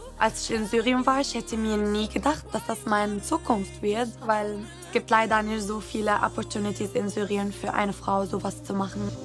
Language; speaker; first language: German; non-native, fluent; Arabic